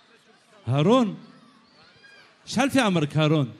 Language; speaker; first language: Arabic; native; Arabic